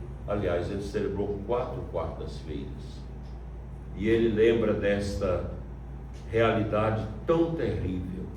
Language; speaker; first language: Portuguese; native; Portuguese